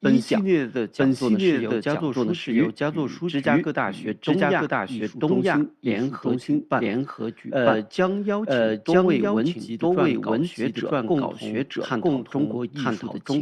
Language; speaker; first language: Chinese; native; Chinese